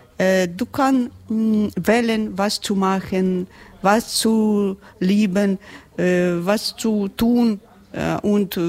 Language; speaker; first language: German; non-native, learner; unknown